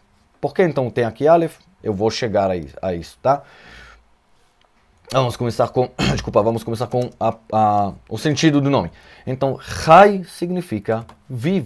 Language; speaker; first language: Portuguese; non-native, fluent; Hebrew